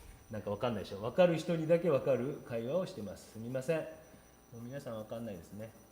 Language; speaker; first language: Japanese; native; Japanese